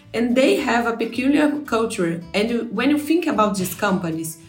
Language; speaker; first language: English; non-native, fluent; Portuguese